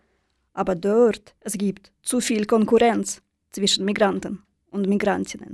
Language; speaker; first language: German; non-native, fluent; Russian